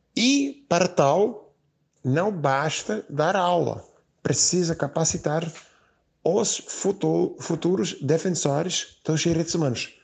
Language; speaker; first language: Portuguese; non-native, fluent; English